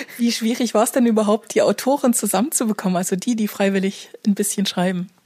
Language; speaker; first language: German; native; German